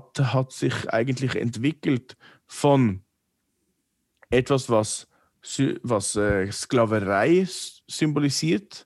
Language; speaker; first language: German; non-native, fluent; English